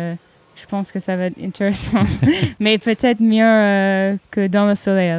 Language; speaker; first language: French; non-native, learner; English